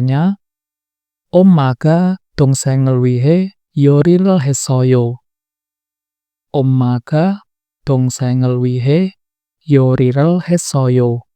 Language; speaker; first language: Korean; non-native, fluent; Indonesian